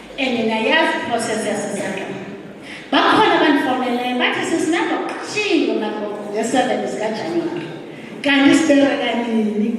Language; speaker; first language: Zulu; non-native, local second language; Xhosa